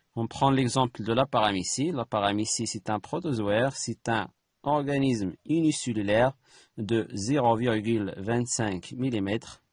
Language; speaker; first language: French; non-native, local second language; Arabic